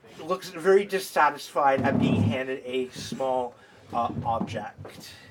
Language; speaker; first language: English; native; English